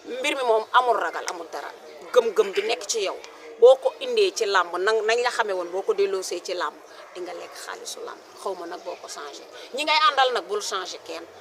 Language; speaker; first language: Wolof; native; Wolof